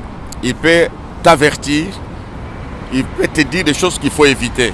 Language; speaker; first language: French; non-native, local second language; Swahili